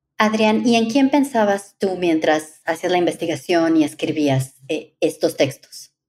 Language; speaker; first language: Spanish; native; Spanish